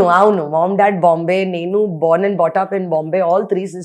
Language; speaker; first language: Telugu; non-native, local second language; Hindi